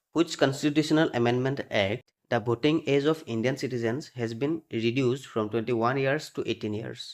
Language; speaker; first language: English; non-native, local second language; Assamese